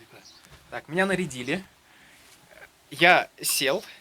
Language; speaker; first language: Russian; native; Russian